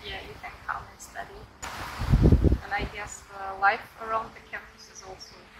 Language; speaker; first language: English; non-native, learner; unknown